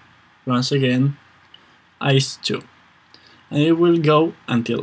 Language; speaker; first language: English; non-native, fluent; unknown